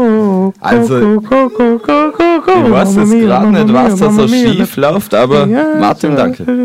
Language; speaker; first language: German; native; German